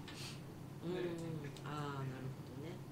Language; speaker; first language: Japanese; native; Japanese